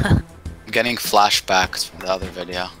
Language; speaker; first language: English; native; English